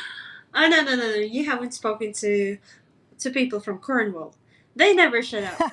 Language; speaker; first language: English; non-native, fluent; Russian